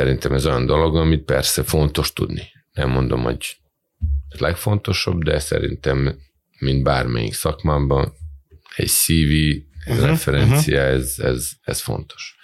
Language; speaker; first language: Hungarian; non-native, fluent; Serbian